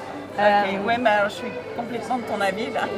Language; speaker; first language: French; native; French